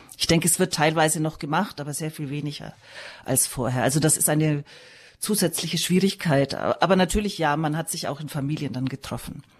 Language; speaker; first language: German; native; German